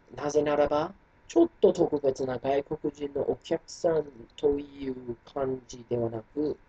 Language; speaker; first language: Japanese; non-native, fluent; English